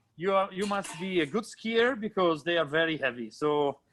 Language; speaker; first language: English; non-native, fluent; Italian